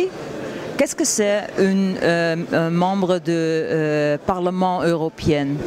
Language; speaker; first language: French; non-native, learner; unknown